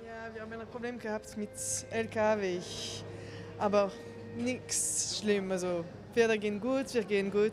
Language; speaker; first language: German; non-native, local second language; French